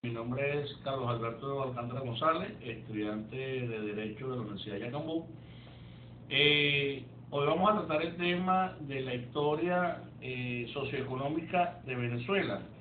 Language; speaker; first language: Spanish; native; Spanish